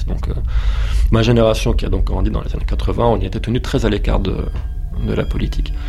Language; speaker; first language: French; non-native, fluent; Turkish